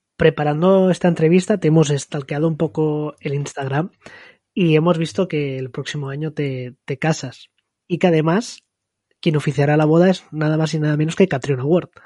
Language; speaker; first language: Spanish; non-native, local second language; Catalan